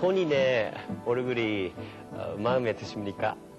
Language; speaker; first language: Korean; non-native, fluent; Japanese